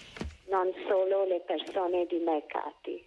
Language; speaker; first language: Italian; non-native, fluent; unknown